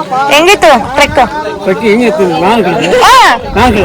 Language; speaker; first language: Kannada; native; Kannada